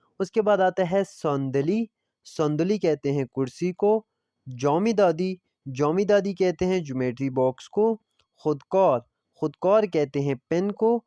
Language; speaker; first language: Urdu; non-native, local second language; Punjabi